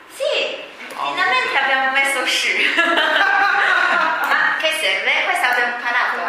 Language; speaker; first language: Italian; non-native, fluent; Chinese